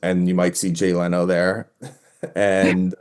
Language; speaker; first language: English; native; English